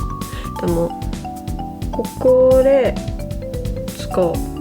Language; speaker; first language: Japanese; non-native, learner; English